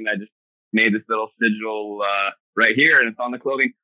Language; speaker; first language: English; native; English